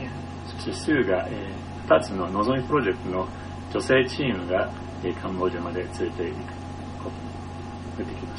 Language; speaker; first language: Japanese; non-native, fluent; English